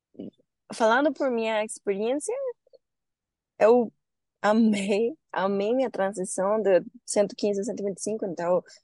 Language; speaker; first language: Portuguese; non-native, learner; Spanish